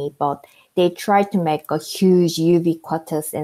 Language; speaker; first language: English; non-native, fluent; Korean